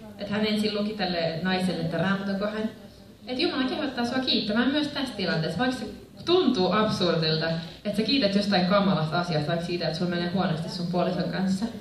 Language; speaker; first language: Finnish; early bilingual, other home language; Spanish